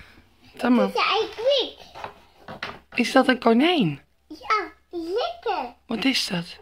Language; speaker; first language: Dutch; native; Dutch